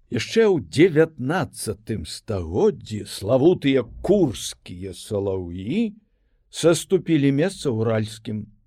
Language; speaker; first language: Belarusian; native; Belarusian